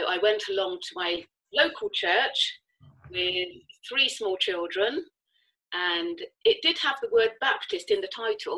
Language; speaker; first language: English; native; English